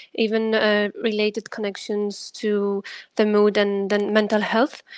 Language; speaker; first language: English; non-native, fluent; Greek